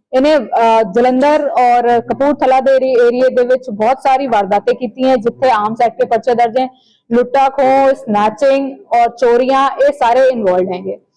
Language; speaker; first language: Hindi; non-native, local second language; Punjabi